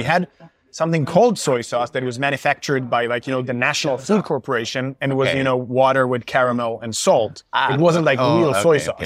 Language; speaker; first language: English; non-native, fluent; Hebrew